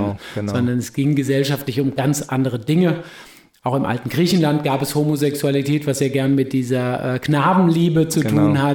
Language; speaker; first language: German; native; German